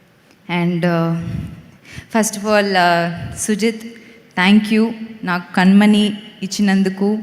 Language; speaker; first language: Telugu; non-native, local second language; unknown